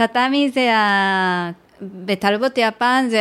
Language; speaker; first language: Hebrew; non-native, learner; Japanese